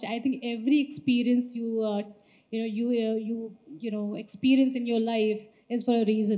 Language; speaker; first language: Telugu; non-native, fluent; Hindi